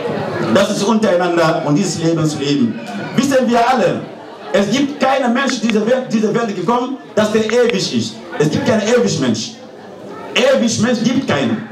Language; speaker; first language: German; non-native, learner; Fula